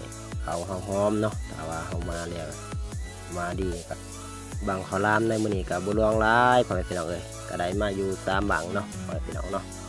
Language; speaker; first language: Thai; non-native, local second language; Lao